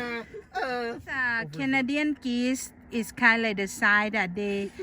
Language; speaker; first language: English; non-native, learner; Thai